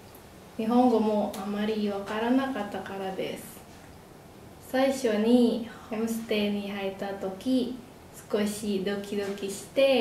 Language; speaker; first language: Japanese; non-native, learner; Indonesian